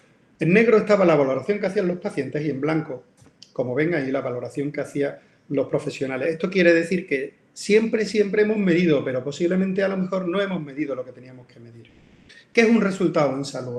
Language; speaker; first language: Spanish; native; Spanish